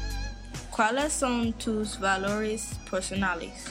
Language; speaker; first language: Spanish; non-native, learner; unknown